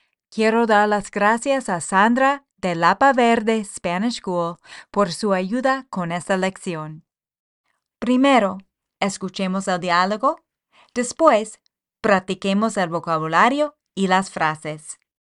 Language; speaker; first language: Spanish; non-native, fluent; English